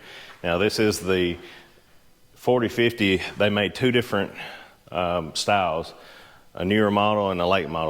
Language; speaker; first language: English; native; English